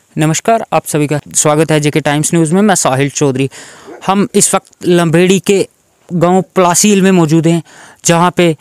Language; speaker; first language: Hindi; non-native, local second language; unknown